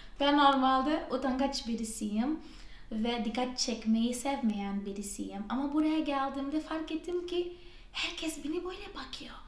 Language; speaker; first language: Turkish; non-native, fluent; Portuguese